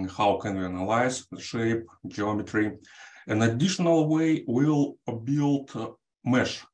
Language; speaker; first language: English; non-native, fluent; Russian